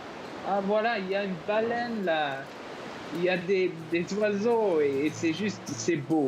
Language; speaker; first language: French; non-native, local second language; English